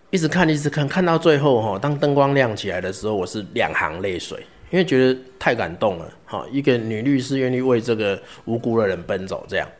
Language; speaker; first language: Chinese; native; Chinese